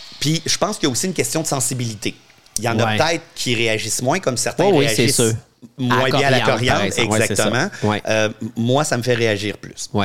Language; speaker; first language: French; native; French